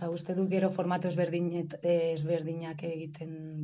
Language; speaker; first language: Basque; non-native, local second language; Spanish